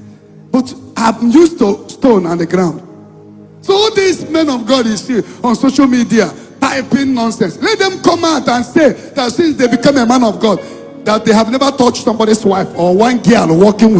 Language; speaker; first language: English; non-native, local second language; Igbo